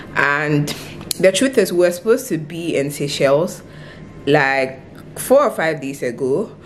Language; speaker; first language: English; non-native, local second language; Akan